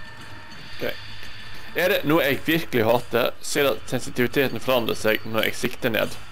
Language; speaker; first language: Swedish; non-native, learner; Norwegian